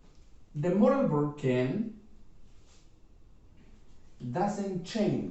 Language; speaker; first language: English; non-native, fluent; Spanish